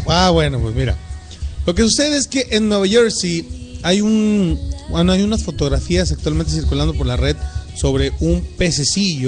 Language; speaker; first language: Spanish; native; Spanish